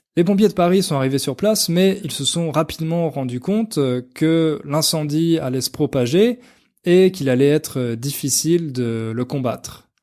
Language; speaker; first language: French; native; French